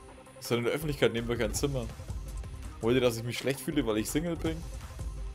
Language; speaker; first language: German; native; German